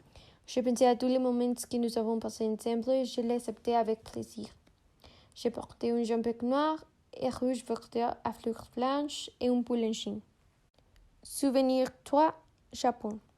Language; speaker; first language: French; non-native, learner; Spanish